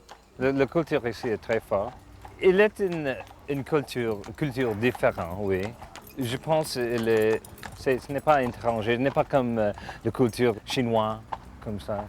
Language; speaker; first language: French; non-native, learner; English